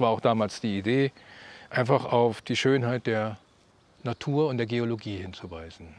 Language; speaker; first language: German; native; German